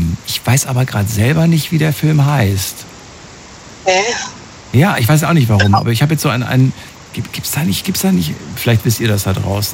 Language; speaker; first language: German; native; German